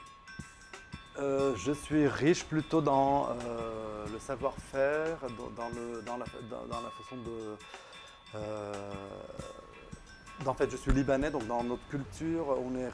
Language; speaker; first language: French; non-native, local second language; Arabic